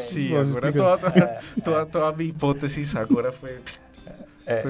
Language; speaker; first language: Portuguese; non-native, fluent; Spanish